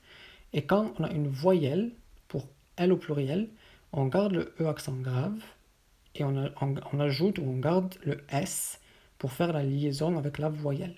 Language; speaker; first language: French; native; French